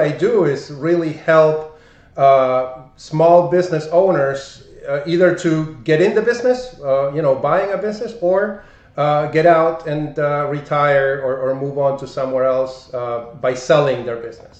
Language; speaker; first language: English; non-native, fluent; Spanish